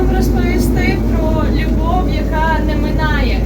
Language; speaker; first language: Ukrainian; native; Ukrainian